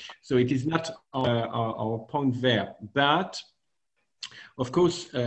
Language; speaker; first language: English; non-native, fluent; French